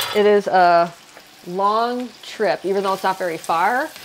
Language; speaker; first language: English; native; English